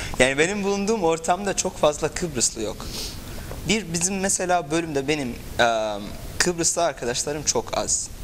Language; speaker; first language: Turkish; non-native, fluent; Arabic